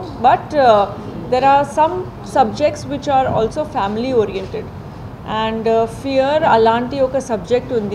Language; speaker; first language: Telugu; non-native, fluent; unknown